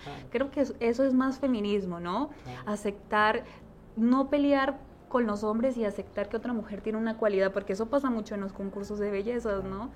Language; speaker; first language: Spanish; native; Spanish